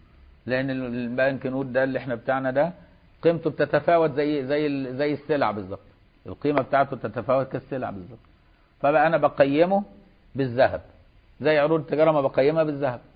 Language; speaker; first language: Arabic; native; Arabic